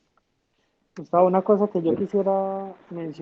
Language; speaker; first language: Spanish; native; Spanish